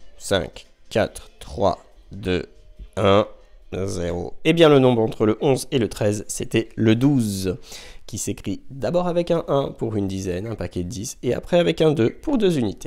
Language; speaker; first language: French; native; French